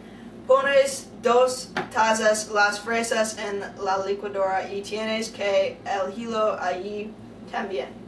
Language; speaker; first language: Spanish; non-native, learner; English